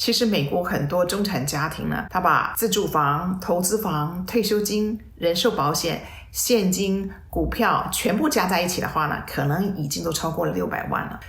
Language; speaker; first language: Chinese; native; Chinese